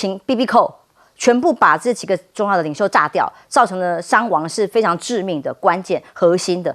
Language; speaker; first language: Chinese; native; Chinese